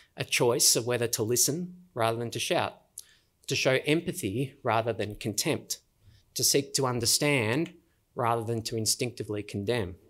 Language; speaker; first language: English; native; English